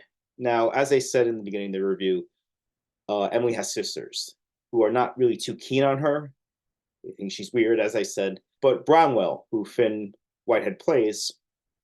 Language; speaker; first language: English; native; English